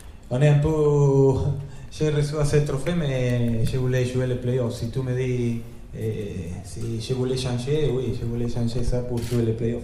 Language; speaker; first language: French; non-native, learner; Spanish